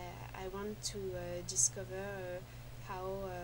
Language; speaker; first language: English; non-native, learner; French